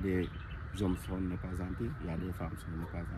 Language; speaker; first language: French; non-native, local second language; Wolof